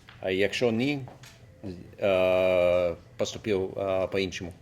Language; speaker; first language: Ukrainian; non-native, local second language; Russian